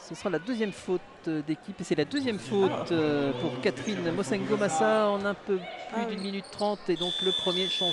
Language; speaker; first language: French; native; French